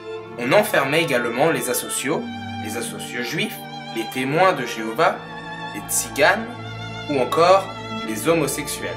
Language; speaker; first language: French; native; French